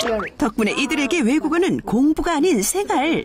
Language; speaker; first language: Korean; native; Korean